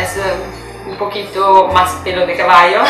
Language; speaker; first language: Spanish; non-native, learner; Italian